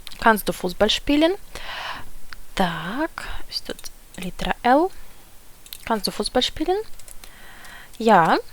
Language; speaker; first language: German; non-native, fluent; Ukrainian